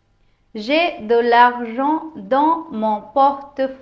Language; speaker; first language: French; non-native, fluent; Tamil